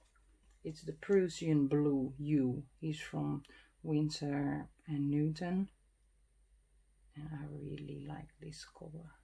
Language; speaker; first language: English; non-native, fluent; Dutch